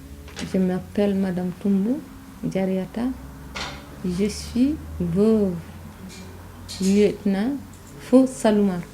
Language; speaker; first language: French; non-native, learner; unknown